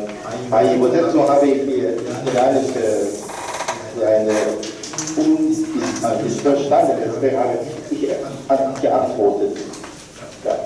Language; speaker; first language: German; non-native, learner; Korean